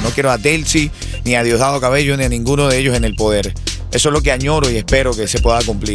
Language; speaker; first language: Spanish; native; Spanish